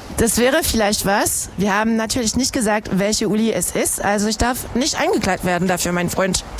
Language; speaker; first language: German; non-native, fluent; French